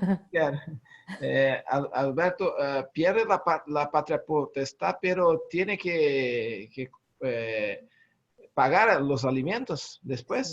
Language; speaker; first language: Spanish; non-native, learner; Portuguese